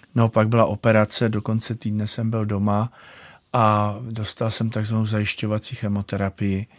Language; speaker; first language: Czech; native; Czech